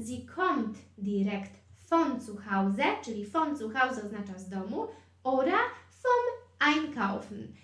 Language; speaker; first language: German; non-native, fluent; Polish